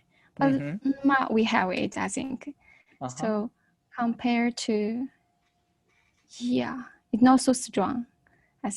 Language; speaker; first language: English; non-native, learner; Chinese